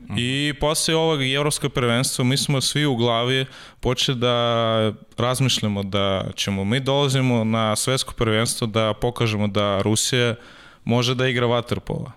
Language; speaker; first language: Serbian; non-native, learner; Russian